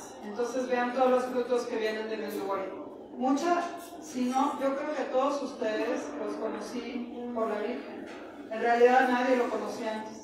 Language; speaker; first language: Spanish; native; Spanish